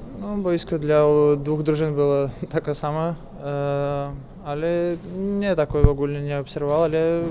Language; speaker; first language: Polish; non-native, learner; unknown